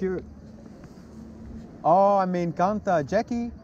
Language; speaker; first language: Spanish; non-native, fluent; English